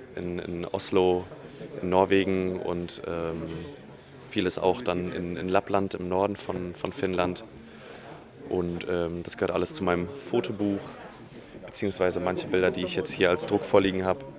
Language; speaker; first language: German; native; German